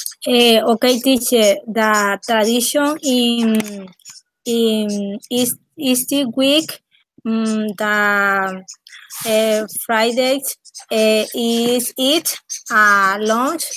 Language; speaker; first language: English; non-native, learner; Spanish